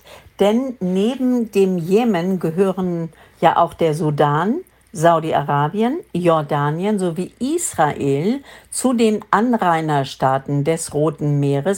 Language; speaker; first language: German; native; German